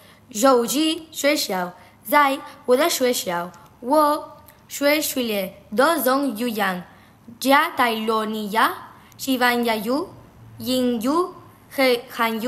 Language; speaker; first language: Chinese; non-native, learner; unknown